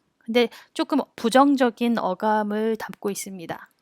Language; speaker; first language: Korean; native; Korean